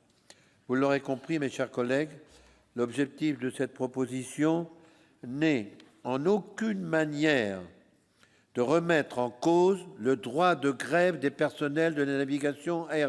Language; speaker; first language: French; native; French